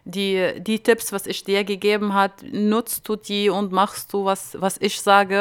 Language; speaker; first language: German; non-native, fluent; Arabic